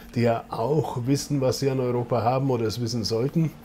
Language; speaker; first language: German; native; German